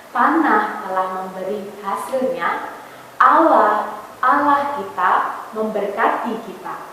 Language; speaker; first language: Indonesian; native; Indonesian